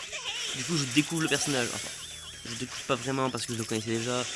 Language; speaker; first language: French; native; French